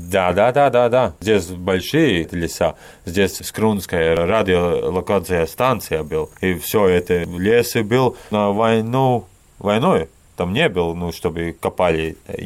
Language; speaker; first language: Russian; non-native, learner; Latvian